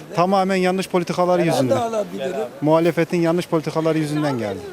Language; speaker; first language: Turkish; native; Turkish